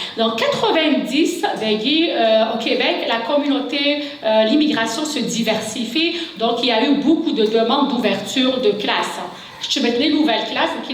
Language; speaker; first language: French; non-native, local second language; Kabyle